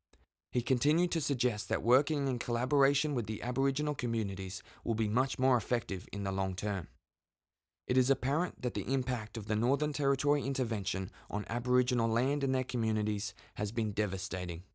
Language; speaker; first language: English; native; English